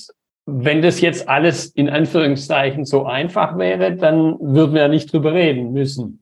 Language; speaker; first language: German; native; German